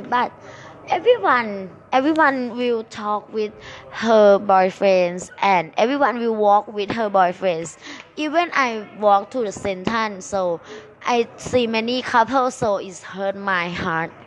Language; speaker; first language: English; non-native, learner; Thai